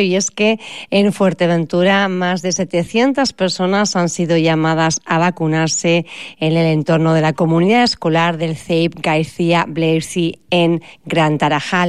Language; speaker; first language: Spanish; native; Spanish